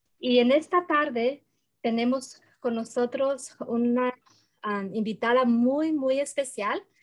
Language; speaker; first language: Spanish; early bilingual, heritage; Spanish